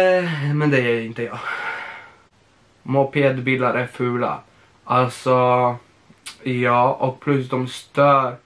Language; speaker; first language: Swedish; non-native, fluent; Polish